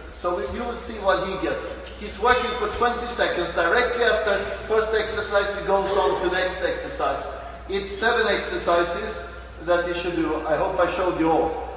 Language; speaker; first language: English; non-native, fluent; Swedish